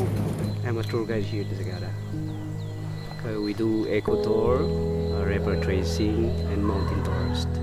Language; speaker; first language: English; non-native, local second language; Filipino